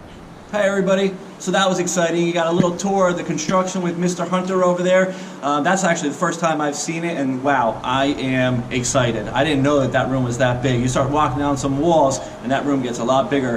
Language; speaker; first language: English; native; English